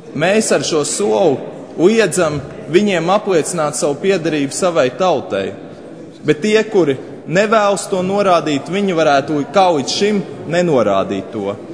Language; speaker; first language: Latvian; native; Latvian